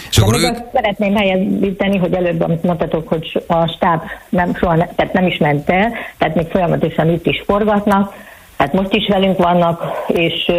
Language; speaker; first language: Hungarian; native; Hungarian